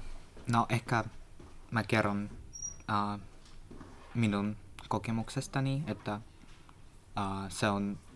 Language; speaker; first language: Finnish; non-native, learner; Russian